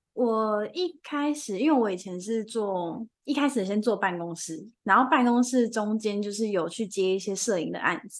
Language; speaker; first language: Chinese; native; Chinese